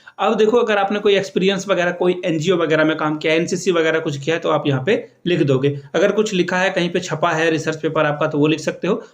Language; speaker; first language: Hindi; native; Hindi